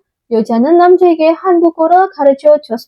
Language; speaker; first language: Korean; non-native, fluent; Indonesian